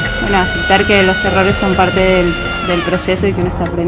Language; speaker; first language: Spanish; native; Spanish